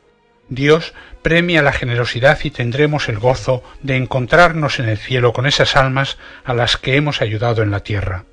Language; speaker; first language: Spanish; native; Spanish